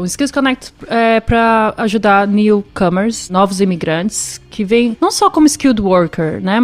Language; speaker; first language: Portuguese; native; Portuguese